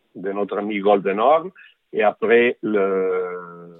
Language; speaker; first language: French; non-native, fluent; English